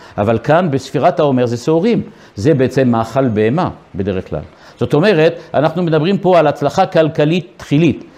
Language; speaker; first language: Hebrew; non-native, fluent; French